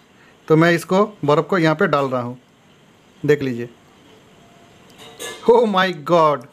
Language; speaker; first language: Hindi; non-native, local second language; Bangla